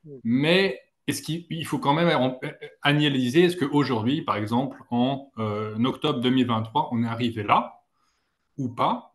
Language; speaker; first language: French; native; French